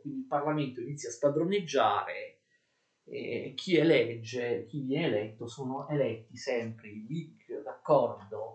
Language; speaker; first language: Italian; native; Italian